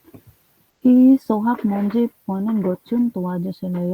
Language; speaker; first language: Korean; non-native, learner; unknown